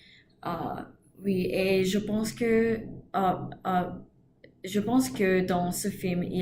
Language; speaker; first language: French; non-native, learner; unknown